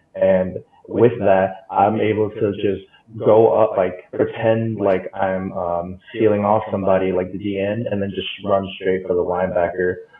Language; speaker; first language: English; native; English